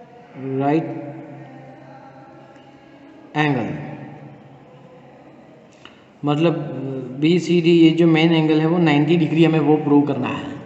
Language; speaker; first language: Hindi; native; Hindi